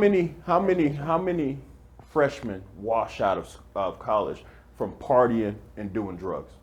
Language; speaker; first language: English; native; English